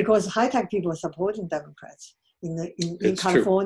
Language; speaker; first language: English; non-native, fluent; Chinese